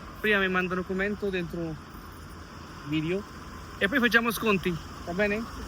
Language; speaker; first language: Italian; non-native, local second language; Punjabi